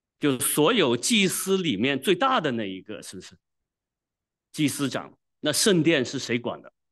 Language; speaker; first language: Chinese; native; Chinese